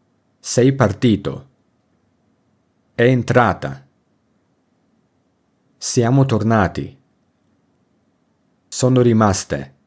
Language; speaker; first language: Italian; non-native, fluent; English